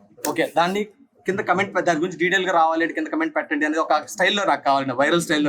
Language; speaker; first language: Telugu; native; Telugu